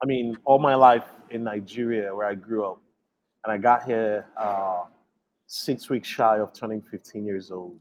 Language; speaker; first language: English; non-native, local second language; Igbo